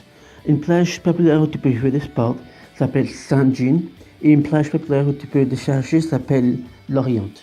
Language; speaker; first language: French; non-native, learner; English